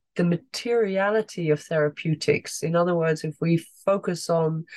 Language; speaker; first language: English; non-native, fluent; Dutch